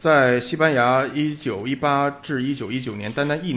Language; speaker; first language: Chinese; non-native, local second language; Cantonese